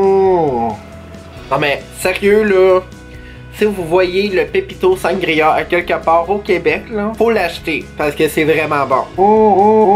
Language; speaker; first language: French; native; French